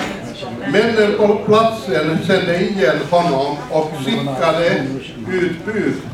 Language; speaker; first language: Swedish; non-native, fluent; Finnish